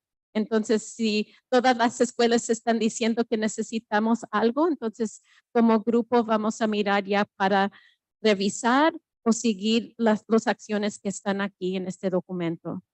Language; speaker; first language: Spanish; early bilingual, heritage; Spanish